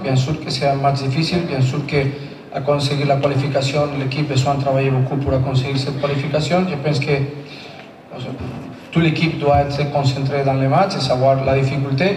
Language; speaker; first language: French; non-native, learner; Spanish